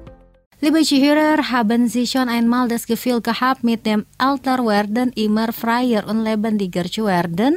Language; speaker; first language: German; non-native, learner; Indonesian